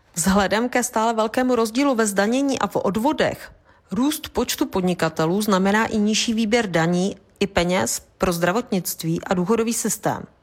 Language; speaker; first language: Czech; native; Czech